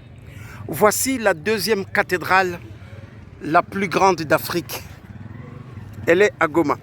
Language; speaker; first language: French; non-native, local second language; Swahili